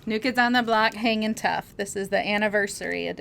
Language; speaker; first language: English; native; English